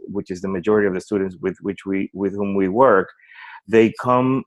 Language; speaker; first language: English; non-native, fluent; Spanish